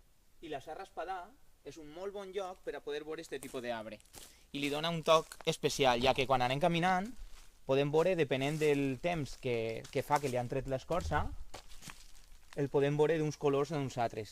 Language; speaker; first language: Catalan; native; Catalan